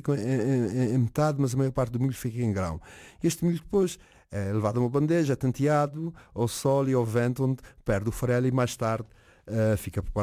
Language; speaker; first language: Portuguese; non-native, local second language; Kabuverdianu